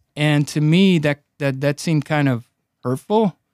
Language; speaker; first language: English; early bilingual, other home language; Spanish